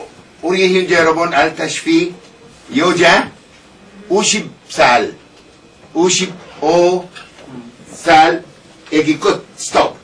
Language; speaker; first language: Korean; non-native, learner; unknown